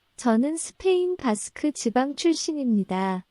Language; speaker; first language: Korean; non-native, learner; Basque